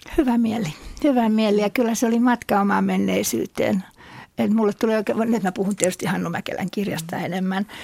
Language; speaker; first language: Finnish; native; Finnish